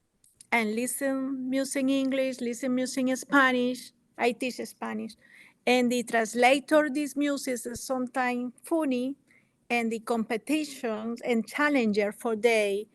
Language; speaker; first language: English; non-native, learner; Spanish